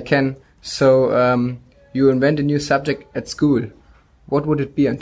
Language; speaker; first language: English; non-native, fluent; German